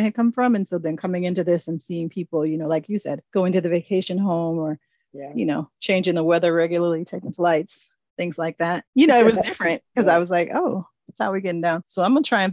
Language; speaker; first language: English; native; English